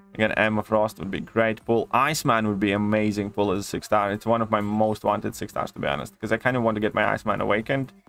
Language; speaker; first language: English; non-native, fluent; Latvian